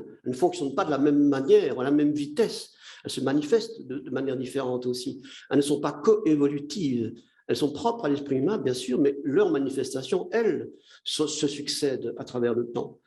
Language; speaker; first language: French; native; French